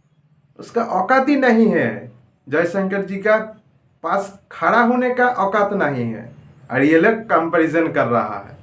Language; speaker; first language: Hindi; non-native, local second language; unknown